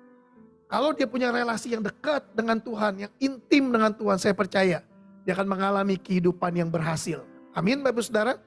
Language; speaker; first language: Indonesian; native; Indonesian